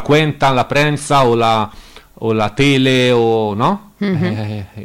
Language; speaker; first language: Spanish; non-native, learner; Italian